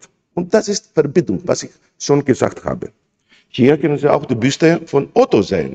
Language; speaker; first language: German; non-native, fluent; Greek